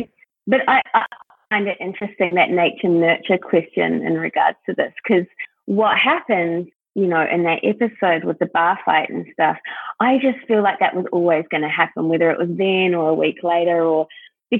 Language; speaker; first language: English; native; English